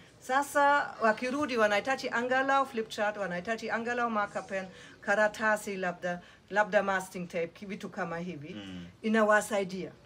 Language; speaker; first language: Swahili; non-native, fluent; German